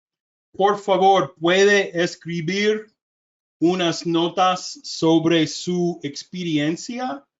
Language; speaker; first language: Spanish; non-native, learner; English